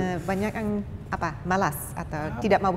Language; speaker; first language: Indonesian; non-native, fluent; English